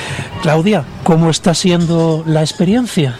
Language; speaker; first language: Spanish; native; Spanish